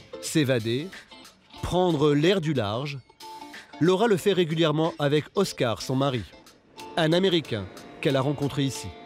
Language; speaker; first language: French; native; French